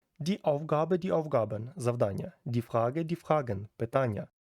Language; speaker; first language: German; non-native, fluent; Ukrainian